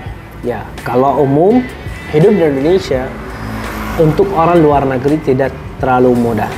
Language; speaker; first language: Indonesian; non-native, fluent; Arabic